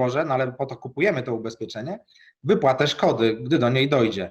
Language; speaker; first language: Polish; native; Polish